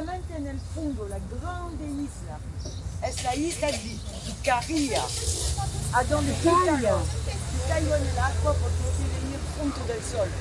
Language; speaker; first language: Spanish; non-native, learner; Greek